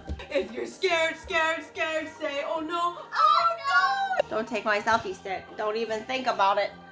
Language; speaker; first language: English; early bilingual, other home language; Japanese